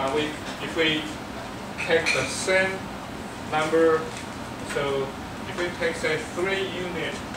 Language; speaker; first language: English; non-native, fluent; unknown